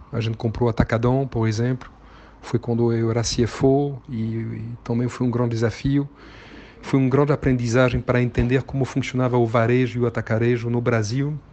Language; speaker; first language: Portuguese; non-native, fluent; French